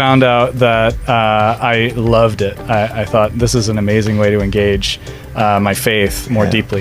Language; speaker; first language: English; native; English